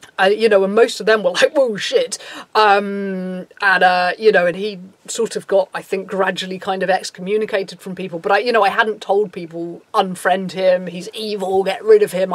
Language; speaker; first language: English; native; English